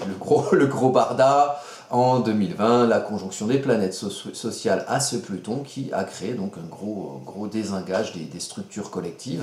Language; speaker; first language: French; native; French